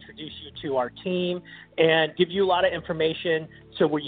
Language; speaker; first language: English; native; English